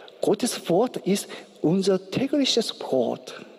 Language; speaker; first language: German; non-native, learner; Korean